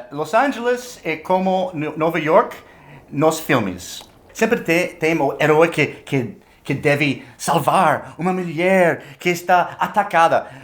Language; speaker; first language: Portuguese; non-native, fluent; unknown